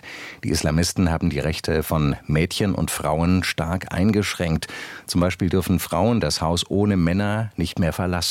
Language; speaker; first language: German; native; German